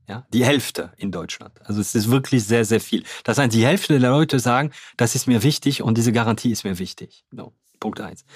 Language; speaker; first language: German; non-native, fluent; French